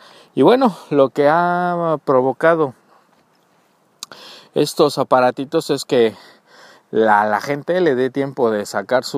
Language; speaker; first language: Spanish; native; Spanish